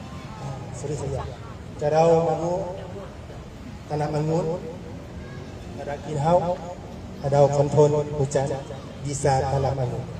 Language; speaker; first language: Indonesian; non-native, learner; Thai